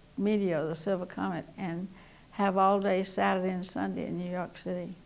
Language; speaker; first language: English; native; English